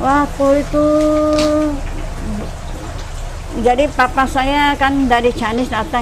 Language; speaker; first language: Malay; non-native, local second language; Min Nan Chinese